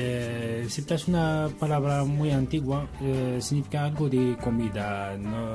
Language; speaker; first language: Spanish; non-native, learner; Arabic